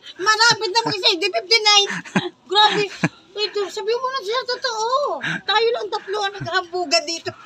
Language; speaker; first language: Filipino; non-native, local second language; Bikol